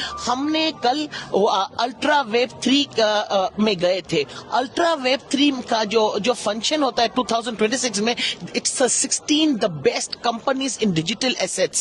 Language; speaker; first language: Hindi; native; Hindi